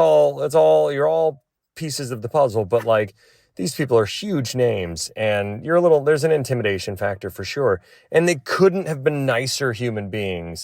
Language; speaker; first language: English; native; English